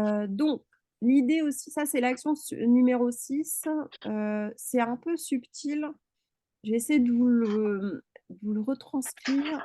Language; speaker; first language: French; native; French